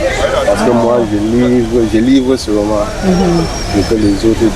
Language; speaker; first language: French; non-native, local second language; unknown